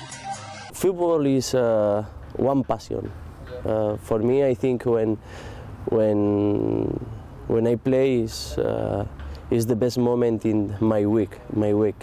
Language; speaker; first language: English; non-native, learner; Spanish